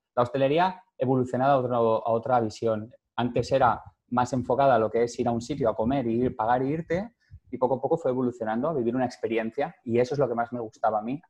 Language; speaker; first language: Spanish; native; Spanish